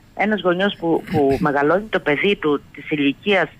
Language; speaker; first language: Greek; native; Greek